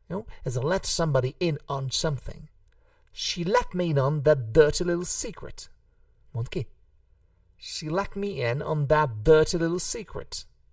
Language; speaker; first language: English; non-native, fluent; Hungarian